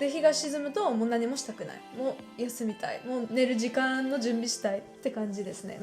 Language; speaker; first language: Japanese; non-native, fluent; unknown